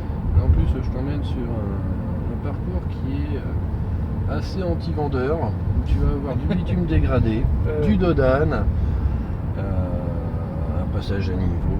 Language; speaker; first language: French; native; French